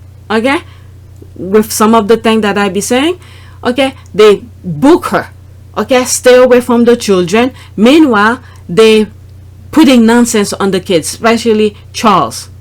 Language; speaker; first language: English; non-native, fluent; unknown